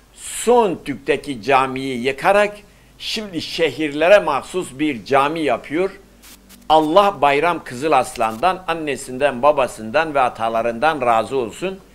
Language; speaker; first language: Turkish; native; Turkish